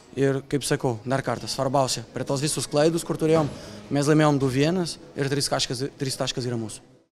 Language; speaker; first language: Lithuanian; non-native, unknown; Portuguese